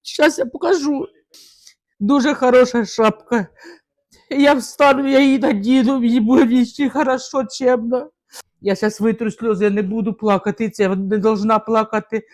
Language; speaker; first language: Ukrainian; native; Ukrainian